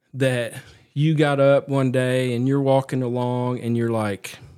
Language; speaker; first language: English; native; English